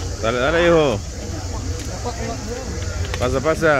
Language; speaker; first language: Spanish; native; Spanish